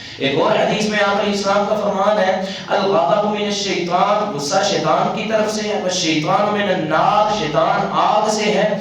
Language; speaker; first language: Urdu; non-native, local second language; Punjabi